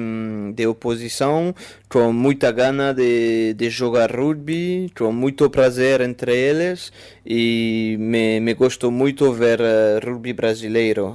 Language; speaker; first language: Portuguese; non-native, fluent; French